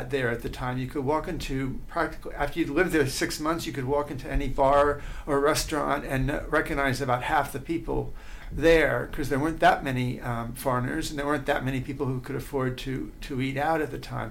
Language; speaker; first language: English; native; English